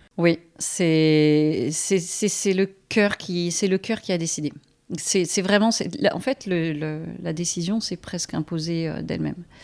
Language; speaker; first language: French; native; French